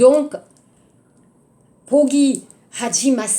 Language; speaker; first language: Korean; non-native, learner; French